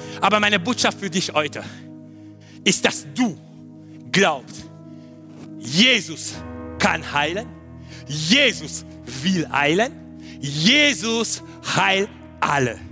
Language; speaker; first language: German; non-native, learner; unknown